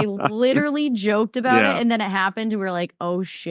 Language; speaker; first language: English; native; English